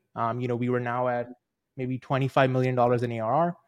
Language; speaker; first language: English; early bilingual, other home language; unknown